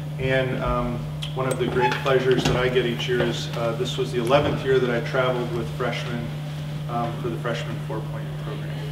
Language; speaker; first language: English; native; English